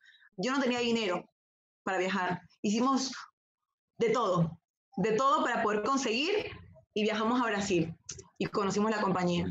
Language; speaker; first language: Spanish; native; Spanish